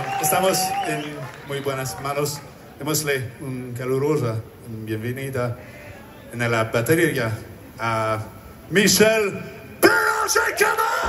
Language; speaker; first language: Spanish; non-native, learner; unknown